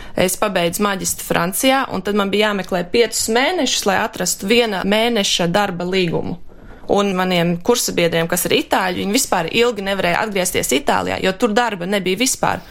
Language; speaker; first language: Latvian; early bilingual, heritage; Latvian